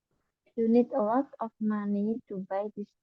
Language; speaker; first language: English; non-native, learner; Indonesian